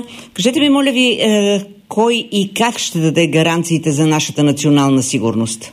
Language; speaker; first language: Bulgarian; native; Bulgarian